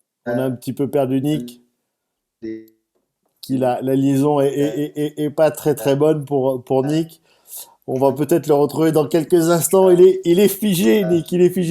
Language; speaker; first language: French; native; French